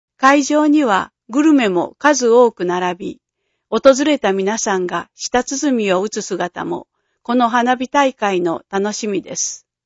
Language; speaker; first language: Japanese; native; Japanese